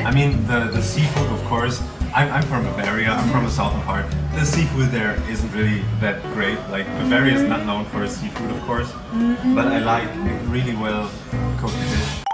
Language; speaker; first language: English; non-native, fluent; German